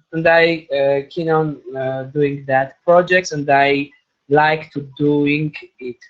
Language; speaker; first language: English; non-native, learner; Armenian